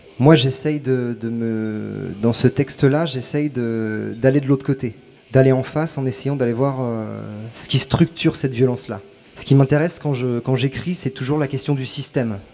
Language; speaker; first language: French; native; French